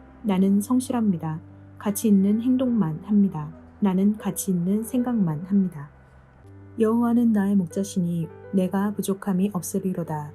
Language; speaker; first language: Korean; native; Korean